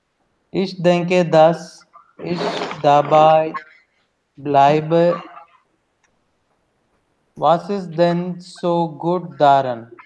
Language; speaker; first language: German; non-native, learner; Hindi